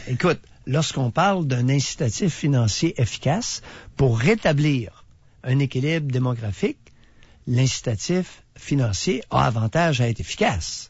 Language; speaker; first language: French; native; French